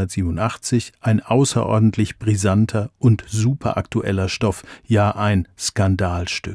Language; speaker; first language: German; native; German